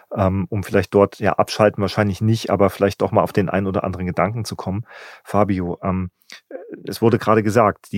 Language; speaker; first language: German; native; German